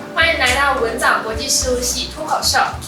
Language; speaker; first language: Chinese; native; Chinese